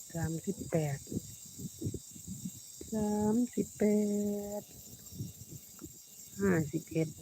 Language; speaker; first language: Thai; non-native, local second language; Northeastern Thai